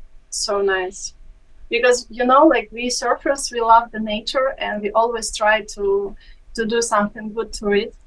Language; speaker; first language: English; non-native, fluent; Ukrainian